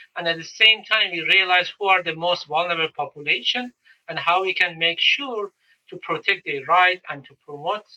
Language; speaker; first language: English; non-native, fluent; Persian